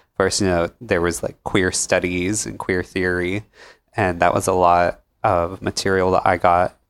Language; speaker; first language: English; native; English